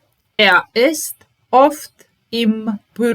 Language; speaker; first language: German; non-native, fluent; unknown